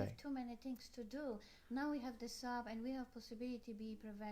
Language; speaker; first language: English; non-native, learner; Polish